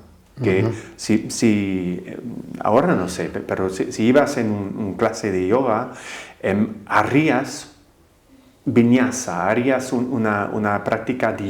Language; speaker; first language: Spanish; non-native, fluent; English